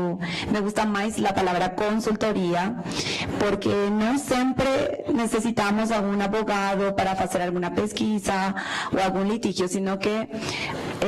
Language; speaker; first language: Portuguese; non-native, learner; Spanish